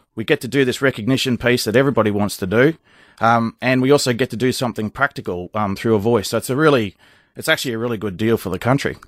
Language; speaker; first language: English; native; English